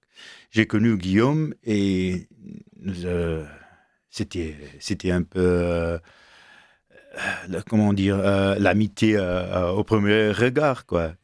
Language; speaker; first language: French; non-native, fluent; Portuguese